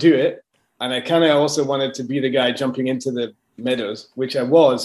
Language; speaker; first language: English; native; English